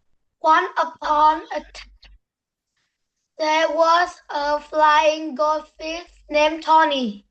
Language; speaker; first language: English; non-native, learner; Vietnamese